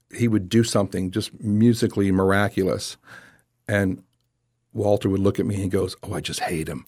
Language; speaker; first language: English; native; English